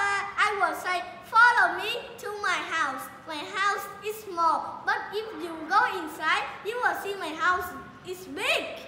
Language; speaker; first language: English; non-native, learner; Vietnamese